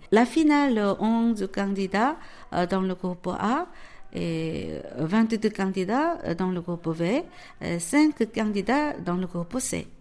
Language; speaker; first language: French; non-native, fluent; Korean